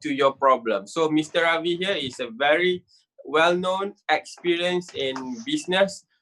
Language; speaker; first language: English; non-native, local second language; Malay